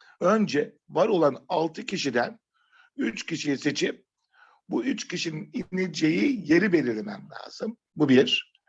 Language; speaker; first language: Turkish; native; Turkish